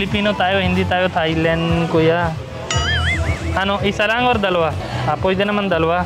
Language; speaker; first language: Filipino; non-native, learner; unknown